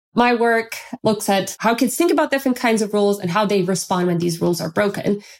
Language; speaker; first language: English; non-native, fluent; Turkish